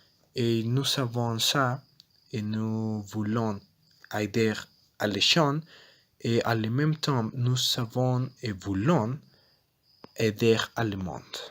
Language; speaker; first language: French; non-native, learner; Spanish